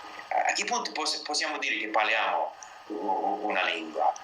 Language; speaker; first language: Italian; non-native, learner; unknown